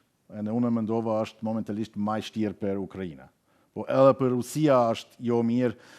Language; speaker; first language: Albanian; non-native, learner; German